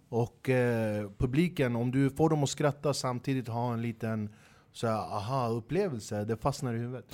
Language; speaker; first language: Swedish; early bilingual, other home language; Kurdish